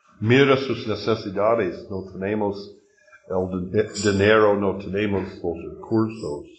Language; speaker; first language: Spanish; non-native, learner; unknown